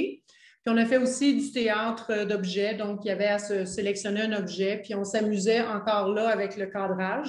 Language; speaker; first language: French; native; French